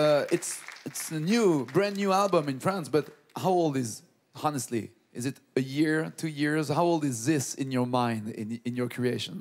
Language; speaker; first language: English; non-native, fluent; French